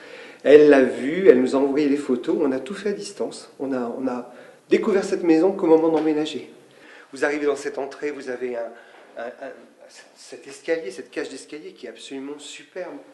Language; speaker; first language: French; native; French